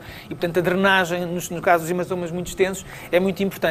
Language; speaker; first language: Portuguese; native; Portuguese